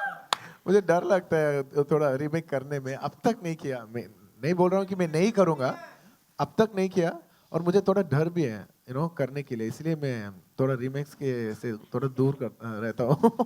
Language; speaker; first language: Hindi; non-native, local second language; Telugu